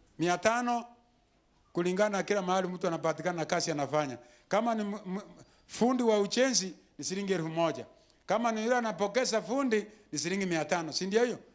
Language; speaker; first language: Swahili; non-native, local second language; Gusii